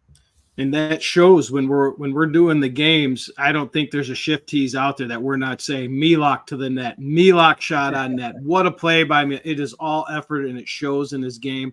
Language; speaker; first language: English; native; English